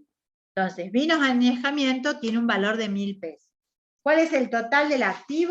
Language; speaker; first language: Spanish; native; Spanish